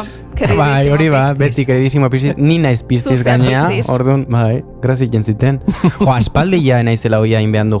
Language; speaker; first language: Basque; native; Basque